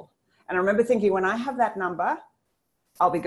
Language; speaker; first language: English; native; English